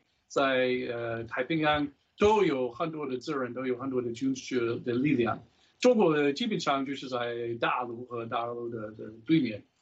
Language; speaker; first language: Chinese; non-native, fluent; English